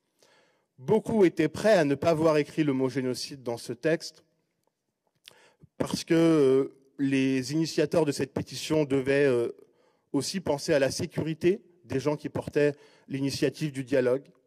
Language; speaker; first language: French; native; French